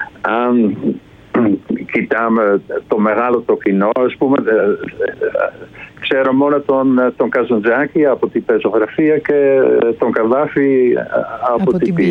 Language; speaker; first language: Greek; non-native, fluent; Dutch